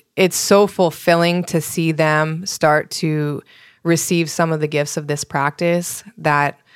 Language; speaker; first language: English; native; English